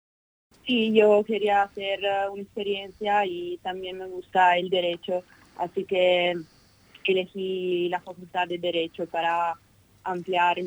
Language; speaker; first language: Spanish; non-native, fluent; Italian